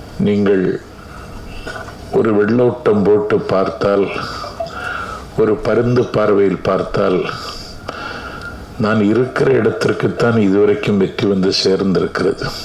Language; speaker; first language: Tamil; native; Tamil